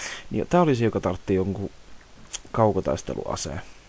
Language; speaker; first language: Finnish; native; Finnish